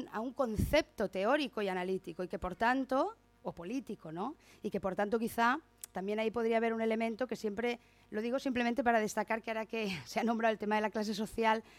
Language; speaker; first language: Spanish; native; Spanish